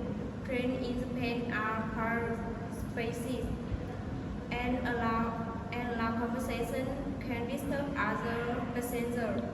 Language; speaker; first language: English; non-native, learner; Vietnamese